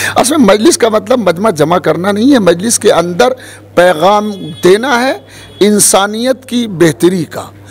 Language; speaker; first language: Hindi; native; Hindi